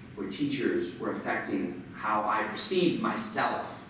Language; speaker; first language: English; early bilingual, other home language; Spanish